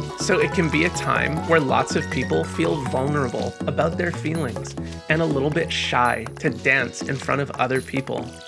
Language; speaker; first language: English; native; English